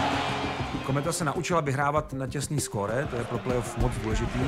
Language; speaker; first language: Czech; native; Czech